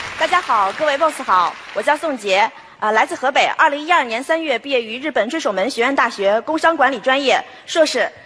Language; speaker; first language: Chinese; native; Chinese